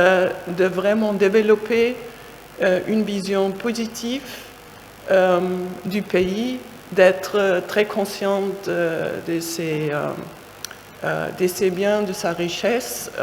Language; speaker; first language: French; non-native, fluent; German